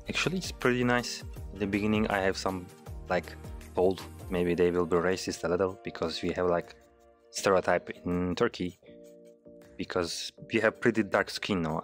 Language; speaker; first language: English; non-native, learner; Turkish